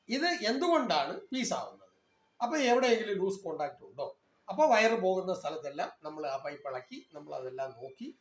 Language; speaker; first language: Malayalam; non-native, local second language; Tamil